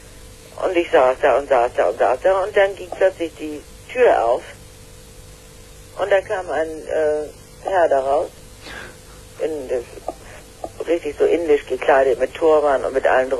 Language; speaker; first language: German; native; German